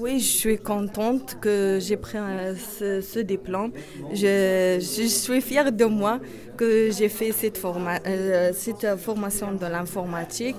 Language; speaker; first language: French; non-native, learner; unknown